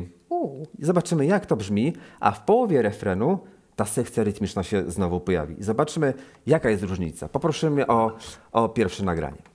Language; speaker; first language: Polish; native; Polish